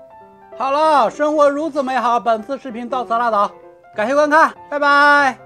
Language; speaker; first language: Chinese; native; Chinese